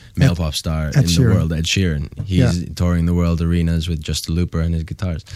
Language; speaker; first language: English; non-native, fluent; Finnish